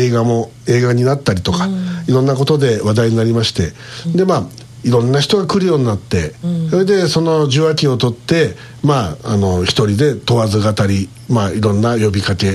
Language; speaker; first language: Japanese; native; Japanese